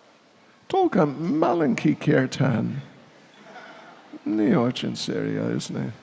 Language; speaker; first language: Russian; non-native, learner; English